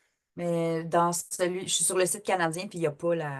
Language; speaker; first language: French; native; French